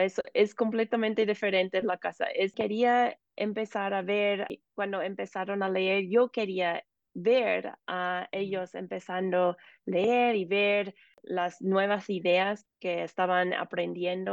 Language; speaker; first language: Spanish; non-native, fluent; English